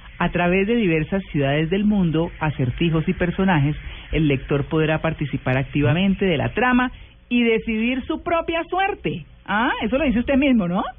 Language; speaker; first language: Spanish; native; Spanish